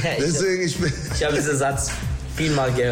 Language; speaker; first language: German; non-native, learner; Turkish